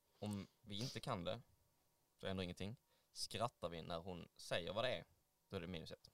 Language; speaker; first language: Swedish; native; Swedish